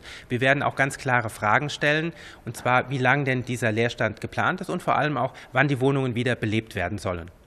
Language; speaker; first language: German; native; German